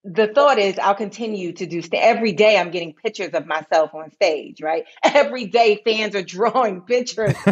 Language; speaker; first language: English; native; English